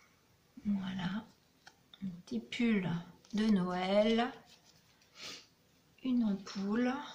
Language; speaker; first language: French; native; French